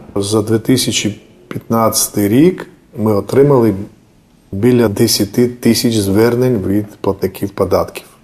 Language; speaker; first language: Ukrainian; non-native, fluent; Georgian